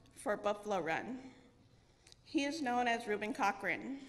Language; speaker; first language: English; native; English